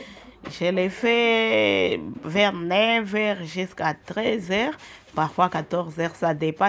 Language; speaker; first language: French; non-native, local second language; Swahili